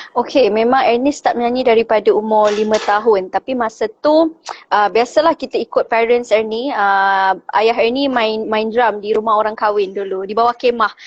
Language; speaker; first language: Malay; native; Malay